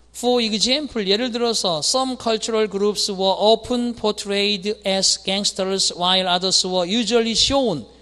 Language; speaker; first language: English; non-native, fluent; Korean